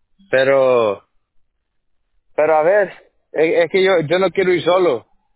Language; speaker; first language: Spanish; native; Spanish